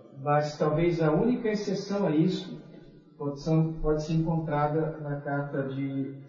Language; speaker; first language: Portuguese; native; Portuguese